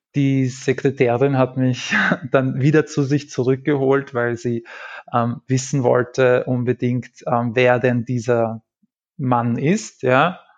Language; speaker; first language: German; native; German